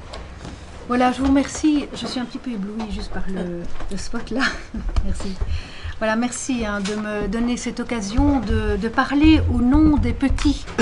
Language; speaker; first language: French; native; French